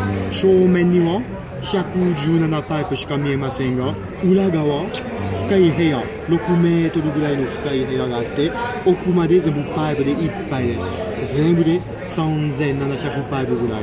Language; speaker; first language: Japanese; non-native, fluent; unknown